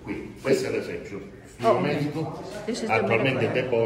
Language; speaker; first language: Italian; native; Italian